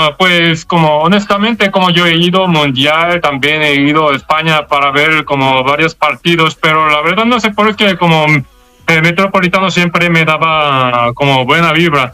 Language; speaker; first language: Spanish; non-native, learner; Korean